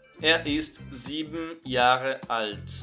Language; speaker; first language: German; non-native, fluent; Portuguese